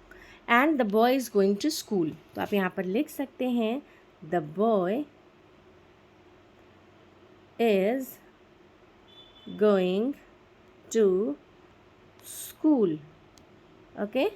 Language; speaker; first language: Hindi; native; Hindi